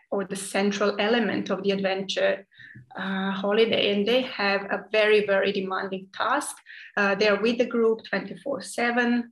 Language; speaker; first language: English; non-native, fluent; Serbian